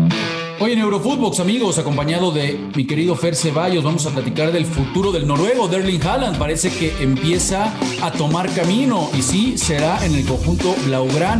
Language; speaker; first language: Spanish; native; Spanish